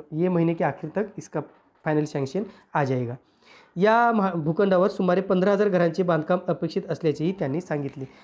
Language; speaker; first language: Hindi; non-native, local second language; Marathi